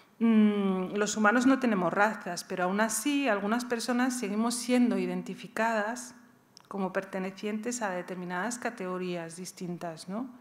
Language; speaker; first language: Spanish; early bilingual, other home language; Riffian